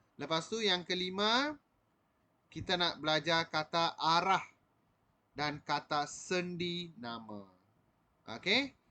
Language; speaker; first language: Malay; non-native, local second language; Tamil